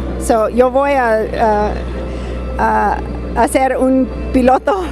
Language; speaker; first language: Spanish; non-native, learner; English